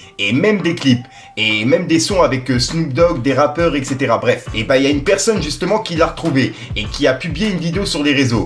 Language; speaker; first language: French; native; French